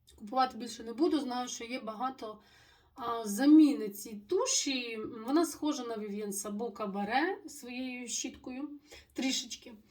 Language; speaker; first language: Ukrainian; non-native, local second language; Russian